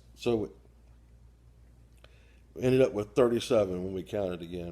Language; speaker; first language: English; native; English